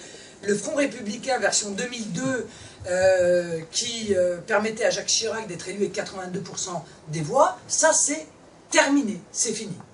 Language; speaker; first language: French; native; French